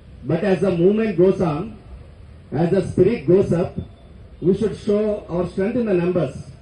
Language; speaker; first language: English; non-native, local second language; Telugu